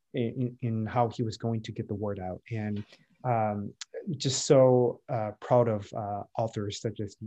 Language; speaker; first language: English; native; English